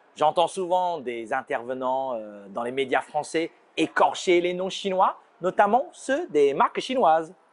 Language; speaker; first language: French; non-native, fluent; Chinese